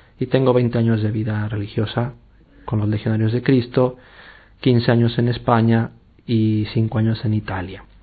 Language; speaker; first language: Spanish; native; Spanish